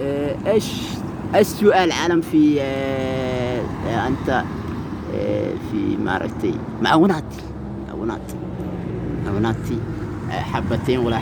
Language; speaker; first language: Arabic; non-native, learner; Somali